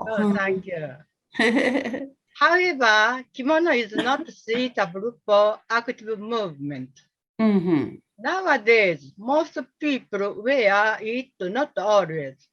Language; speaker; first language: English; non-native, learner; Japanese